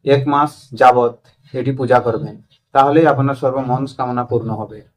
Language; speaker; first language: Bangla; non-native, local second language; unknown